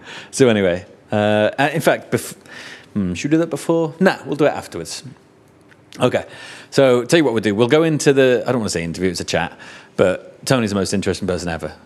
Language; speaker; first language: English; native; English